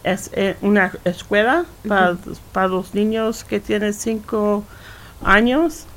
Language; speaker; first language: Spanish; non-native, learner; English